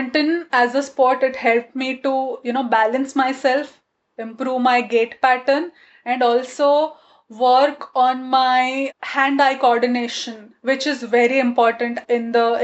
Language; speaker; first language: English; non-native, local second language; Gujarati